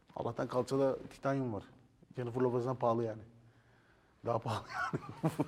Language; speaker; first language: Turkish; native; Turkish